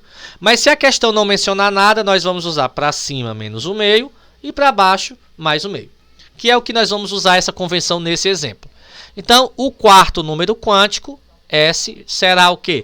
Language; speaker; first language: Portuguese; native; Portuguese